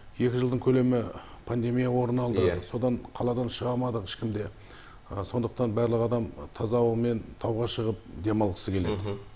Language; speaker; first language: Kazakh; native; Kazakh